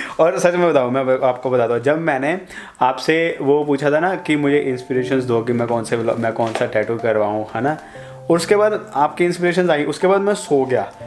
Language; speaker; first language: Hindi; non-native, local second language; Punjabi